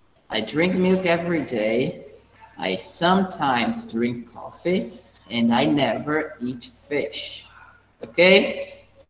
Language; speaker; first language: English; non-native, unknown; Portuguese